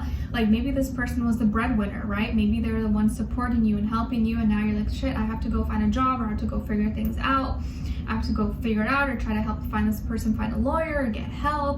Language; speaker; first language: English; native; English